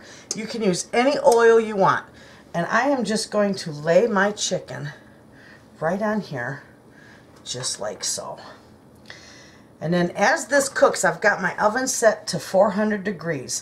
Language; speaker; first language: English; native; English